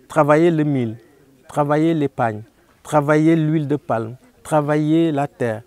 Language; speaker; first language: French; non-native, local second language; Wolof